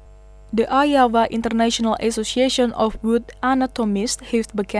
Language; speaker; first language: Dutch; non-native, fluent; Indonesian